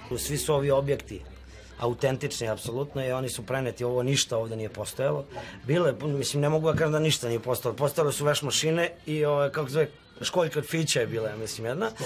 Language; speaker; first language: Serbian; native; Serbian